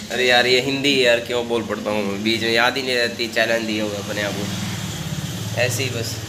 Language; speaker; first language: Hindi; non-native, local second language; Rajasthani